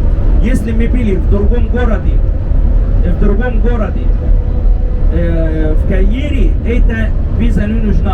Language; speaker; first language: Russian; non-native, learner; Arabic